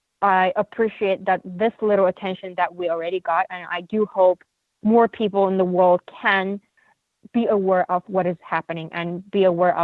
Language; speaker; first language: English; non-native, fluent; Uyghur